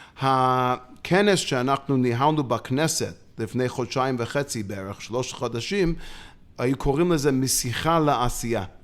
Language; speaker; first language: Hebrew; non-native, fluent; English